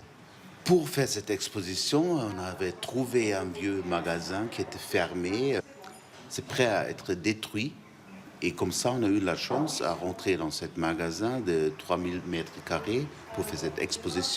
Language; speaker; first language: French; non-native, fluent; German